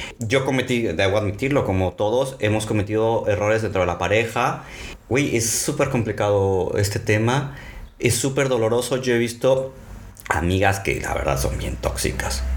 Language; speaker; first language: Spanish; native; Spanish